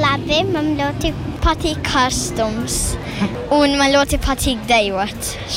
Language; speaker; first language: Latvian; early bilingual, heritage; Latvian